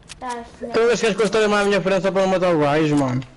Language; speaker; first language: Portuguese; native; Portuguese